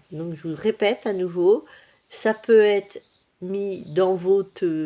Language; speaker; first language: French; native; French